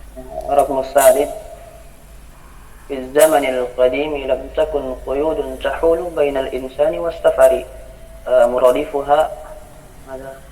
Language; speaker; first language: Arabic; non-native, learner; Indonesian